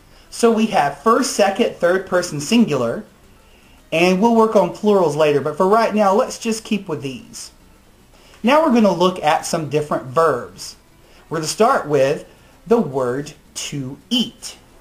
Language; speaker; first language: English; native; English